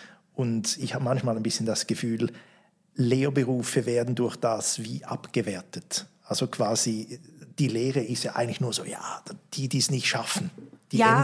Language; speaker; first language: German; native; German